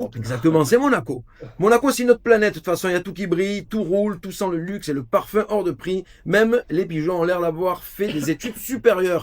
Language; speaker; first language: French; native; French